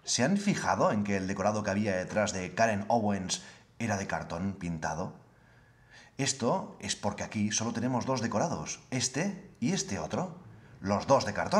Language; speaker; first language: Spanish; native; Spanish